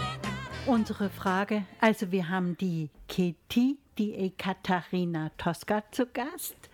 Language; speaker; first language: German; native; German